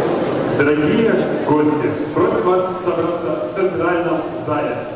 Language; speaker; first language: Russian; native; Russian